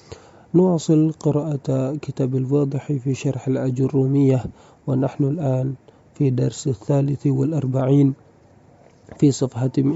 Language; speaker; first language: Arabic; non-native, fluent; Indonesian